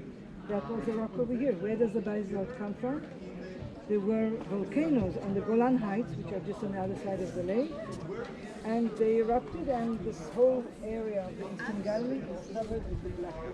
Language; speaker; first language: English; non-native, fluent; Hebrew